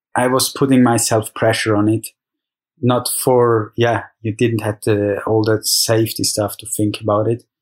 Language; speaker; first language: English; non-native, fluent; German